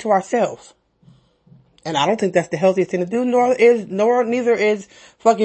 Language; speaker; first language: English; native; English